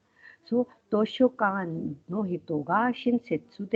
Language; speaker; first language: Japanese; non-native, fluent; Hindi